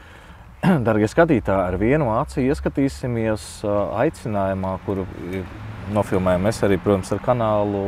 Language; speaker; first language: Latvian; native; Latvian